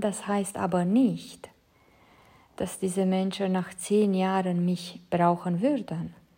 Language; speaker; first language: German; non-native, fluent; Hungarian